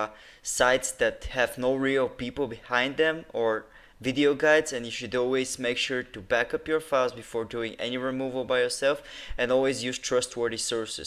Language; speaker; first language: English; non-native, fluent; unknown